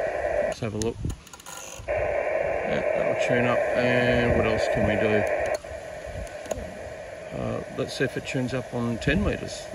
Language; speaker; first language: English; native; English